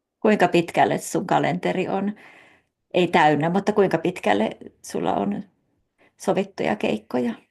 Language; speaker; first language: Finnish; native; Finnish